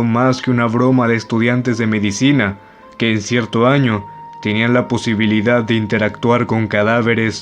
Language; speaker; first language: Spanish; native; Spanish